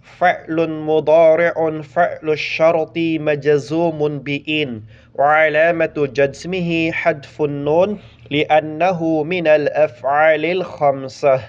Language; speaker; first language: Arabic; non-native, fluent; Filipino